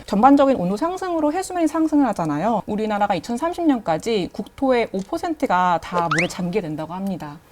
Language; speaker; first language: Korean; native; Korean